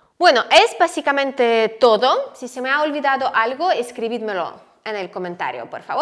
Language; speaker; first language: Spanish; non-native, fluent; Ukrainian